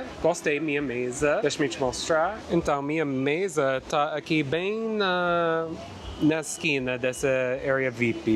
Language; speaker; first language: Portuguese; non-native, fluent; English